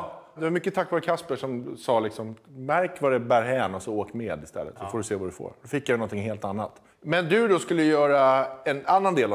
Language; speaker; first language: Swedish; native; Swedish